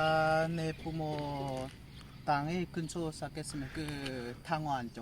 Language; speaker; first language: Korean; non-native, learner; Lao